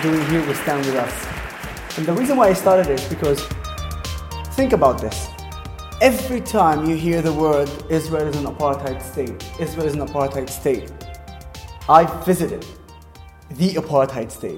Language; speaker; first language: English; non-native, fluent; Arabic